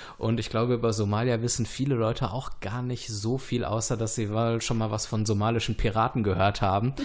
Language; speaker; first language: German; native; German